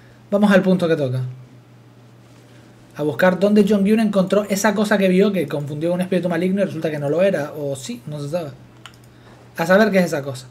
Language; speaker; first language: Spanish; native; Spanish